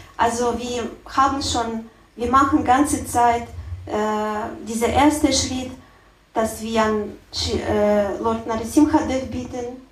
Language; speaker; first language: German; non-native, learner; Russian